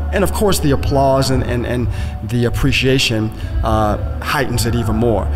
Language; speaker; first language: English; native; English